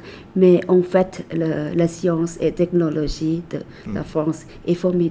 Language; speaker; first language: French; non-native, fluent; Thai